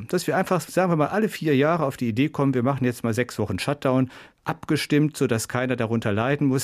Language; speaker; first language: German; native; German